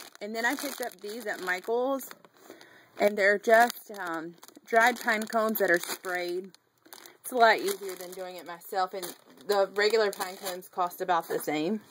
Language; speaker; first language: English; native; English